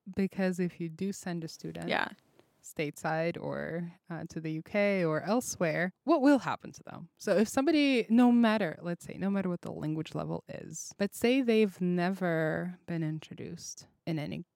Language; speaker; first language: English; non-native, fluent; Russian